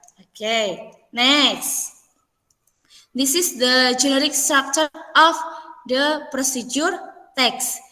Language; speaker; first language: English; non-native, fluent; Indonesian